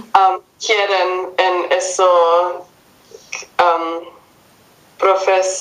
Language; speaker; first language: Spanish; non-native, learner; English